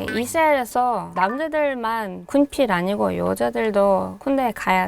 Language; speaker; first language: Korean; non-native, fluent; Hebrew